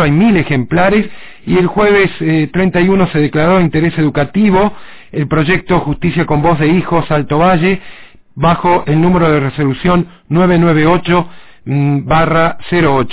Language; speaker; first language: Spanish; native; Spanish